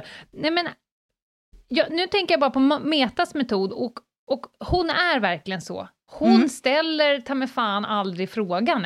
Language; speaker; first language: Swedish; native; Swedish